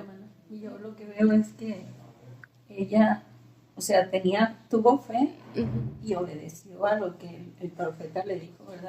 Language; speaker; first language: Spanish; native; Spanish